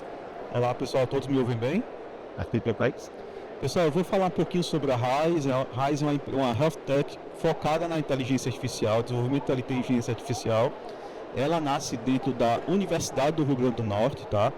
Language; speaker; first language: Portuguese; native; Portuguese